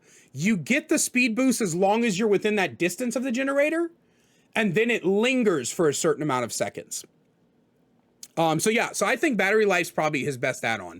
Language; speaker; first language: English; native; English